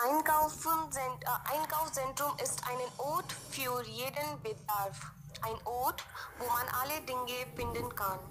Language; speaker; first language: German; non-native, learner; Hindi